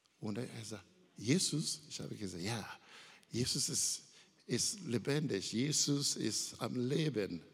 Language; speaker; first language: German; non-native, learner; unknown